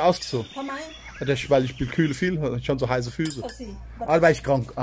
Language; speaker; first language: German; native; German